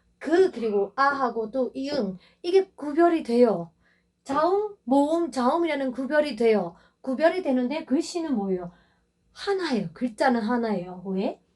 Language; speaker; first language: Korean; non-native, fluent; Burmese